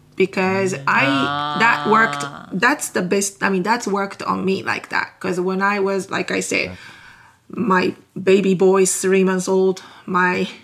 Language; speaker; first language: English; non-native, fluent; Japanese